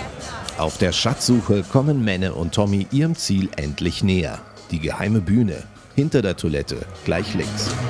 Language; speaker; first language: German; native; German